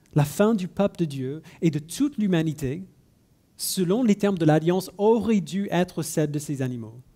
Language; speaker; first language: French; non-native, fluent; English